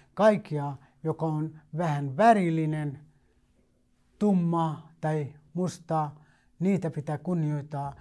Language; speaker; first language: Finnish; non-native, fluent; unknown